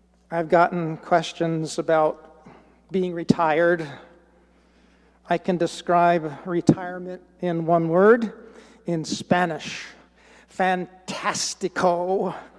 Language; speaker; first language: English; native; English